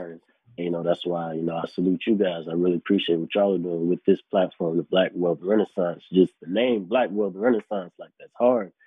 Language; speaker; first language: English; native; English